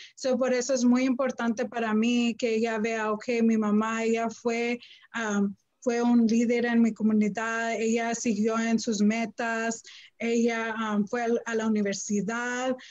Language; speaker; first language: Spanish; early bilingual, heritage; Spanish